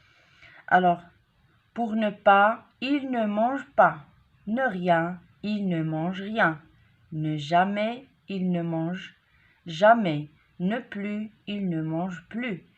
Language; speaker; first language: French; non-native, local second language; Arabic